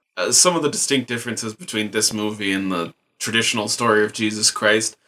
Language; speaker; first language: English; native; English